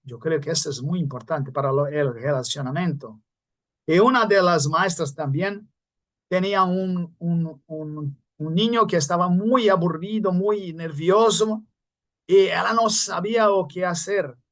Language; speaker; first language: Spanish; non-native, fluent; Portuguese